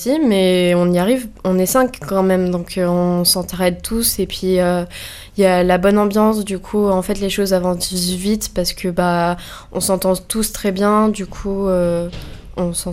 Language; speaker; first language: French; native; French